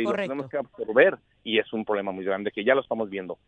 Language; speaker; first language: Spanish; early bilingual, heritage; Spanish